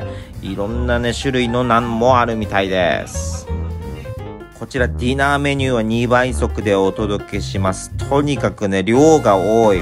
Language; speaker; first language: Japanese; native; Japanese